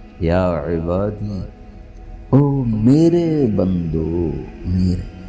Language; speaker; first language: Urdu; non-native, local second language; Punjabi